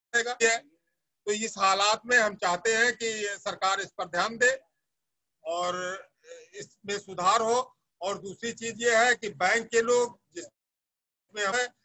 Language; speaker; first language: Hindi; native; Hindi